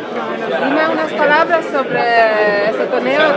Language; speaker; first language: Spanish; non-native, fluent; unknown